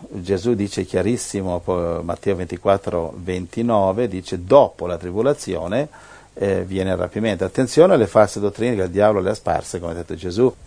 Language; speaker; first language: Italian; native; Italian